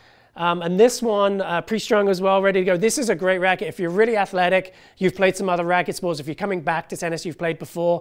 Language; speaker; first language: English; native; English